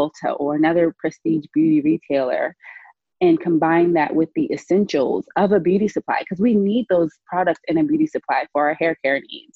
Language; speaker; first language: English; native; English